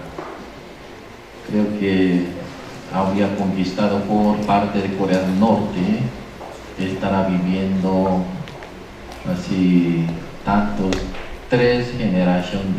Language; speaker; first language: Spanish; non-native, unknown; Korean